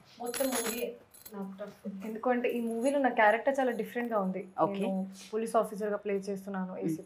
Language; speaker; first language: Telugu; non-native, learner; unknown